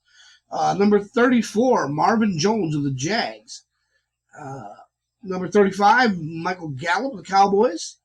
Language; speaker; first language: English; native; English